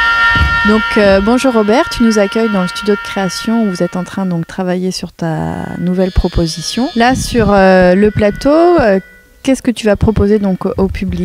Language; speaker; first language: French; native; French